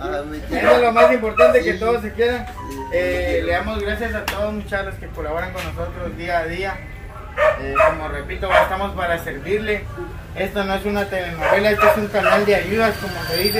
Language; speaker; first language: Spanish; native; Spanish